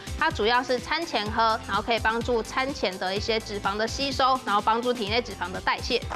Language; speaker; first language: Chinese; native; Chinese